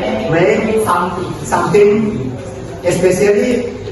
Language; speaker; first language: English; non-native, learner; Indonesian